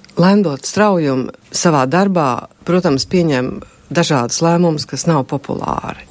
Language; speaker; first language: Latvian; native; Latvian